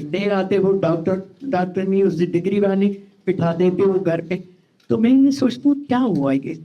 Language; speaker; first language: Urdu; native; Urdu